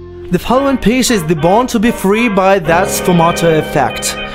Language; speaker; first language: English; non-native, fluent; Ukrainian